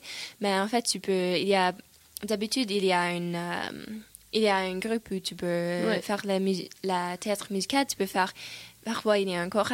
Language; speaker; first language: French; non-native, learner; English